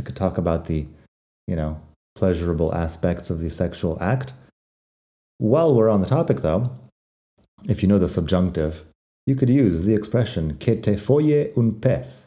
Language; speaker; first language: English; native; English